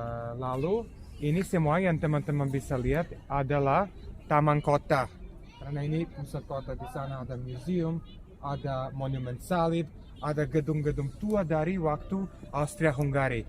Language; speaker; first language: Indonesian; non-native, fluent; Serbian